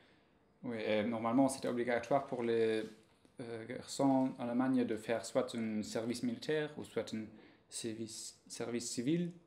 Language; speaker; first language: French; non-native, fluent; German